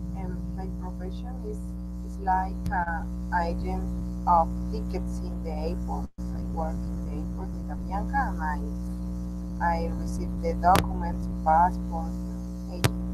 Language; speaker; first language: English; non-native, learner; Spanish